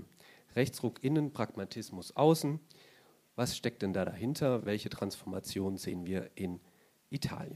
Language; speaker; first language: German; native; German